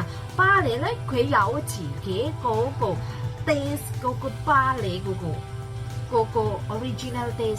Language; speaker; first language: Cantonese; non-native, fluent; Indonesian